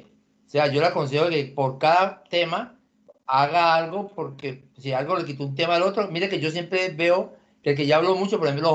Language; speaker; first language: Spanish; native; Spanish